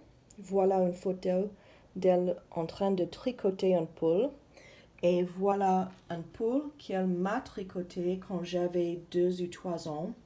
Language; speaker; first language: French; non-native, fluent; English